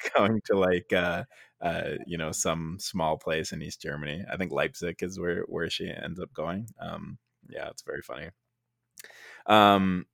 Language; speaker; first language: English; native; English